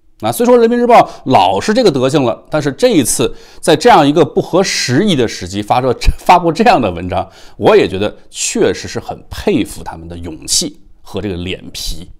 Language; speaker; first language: Chinese; native; Chinese